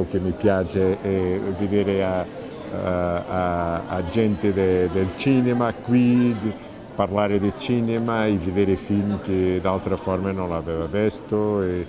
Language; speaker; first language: Italian; non-native, learner; Portuguese